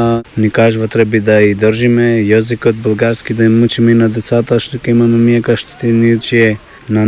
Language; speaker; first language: Bulgarian; early bilingual, heritage; Bulgarian